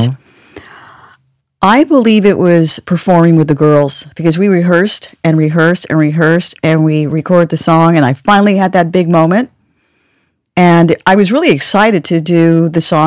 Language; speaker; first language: English; native; English